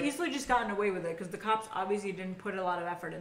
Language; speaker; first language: English; native; English